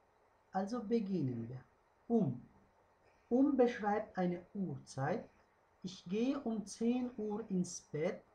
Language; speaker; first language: German; non-native, fluent; Uzbek